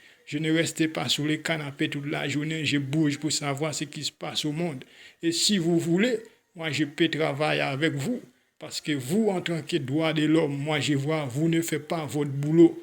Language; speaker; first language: French; non-native, local second language; Haitian Creole